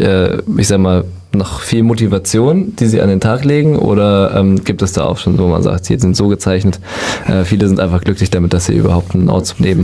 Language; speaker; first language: German; native; German